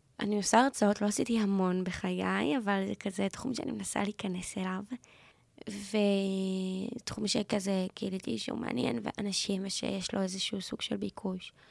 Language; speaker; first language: Hebrew; native; Hebrew